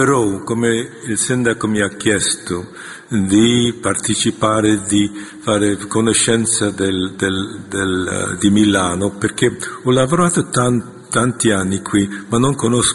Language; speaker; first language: Italian; non-native, fluent; Korean